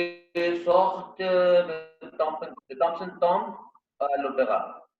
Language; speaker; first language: French; non-native, learner; Spanish